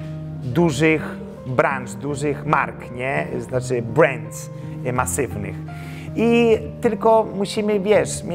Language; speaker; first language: Polish; early bilingual, heritage; Polish